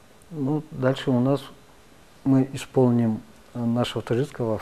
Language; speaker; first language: Russian; non-native, local second language; Tajik